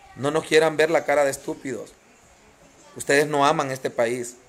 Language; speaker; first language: Spanish; native; Spanish